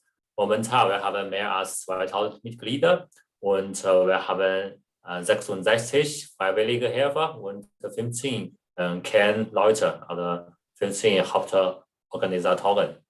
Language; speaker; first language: German; non-native, learner; Chinese